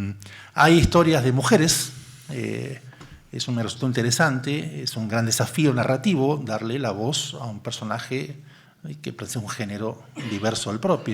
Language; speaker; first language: Spanish; native; Spanish